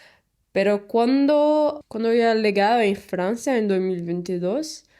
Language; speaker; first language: Spanish; non-native, learner; Portuguese